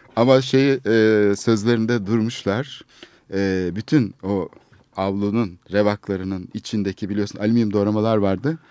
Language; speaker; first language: Turkish; native; Turkish